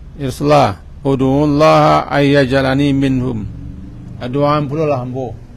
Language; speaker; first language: Malay; non-native, local second language; Minangkabau